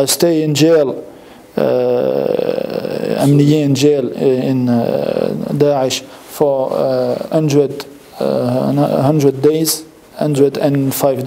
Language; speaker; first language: English; non-native, learner; French